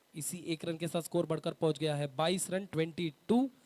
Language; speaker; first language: Hindi; non-native, local second language; Marathi